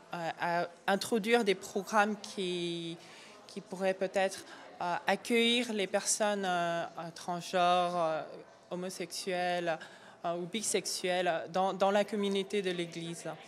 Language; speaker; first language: French; non-native, fluent; Korean